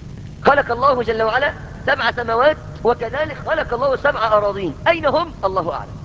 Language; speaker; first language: Arabic; native; Arabic